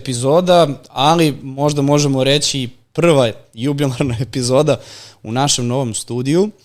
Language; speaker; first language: Serbian; native; Serbian